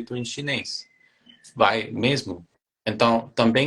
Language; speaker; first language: Portuguese; non-native, fluent; German